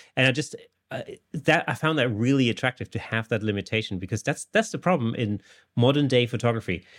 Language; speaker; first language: English; non-native, fluent; German